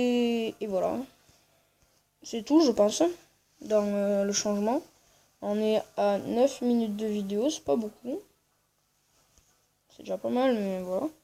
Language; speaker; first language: French; native; French